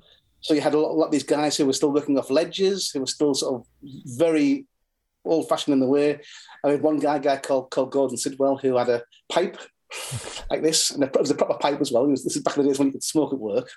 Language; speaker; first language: English; native; English